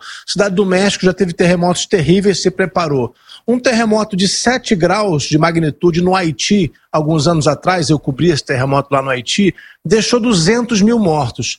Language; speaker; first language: Portuguese; native; Portuguese